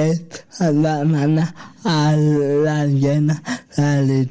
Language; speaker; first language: Catalan; non-native, local second language; Spanish